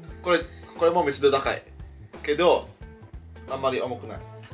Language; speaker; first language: Japanese; non-native, fluent; Indonesian